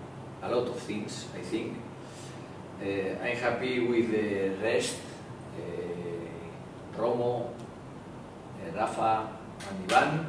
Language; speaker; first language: English; non-native, learner; Spanish